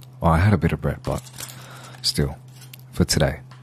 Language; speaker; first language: English; native; English